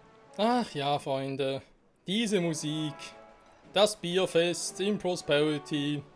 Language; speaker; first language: German; native; German